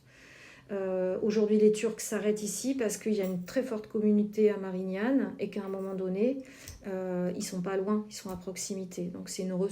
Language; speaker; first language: French; native; French